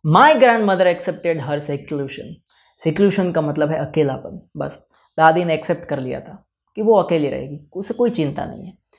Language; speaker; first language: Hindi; non-native, local second language; Gujarati